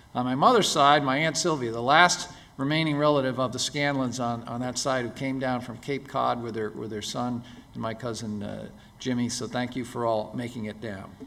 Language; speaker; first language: English; native; English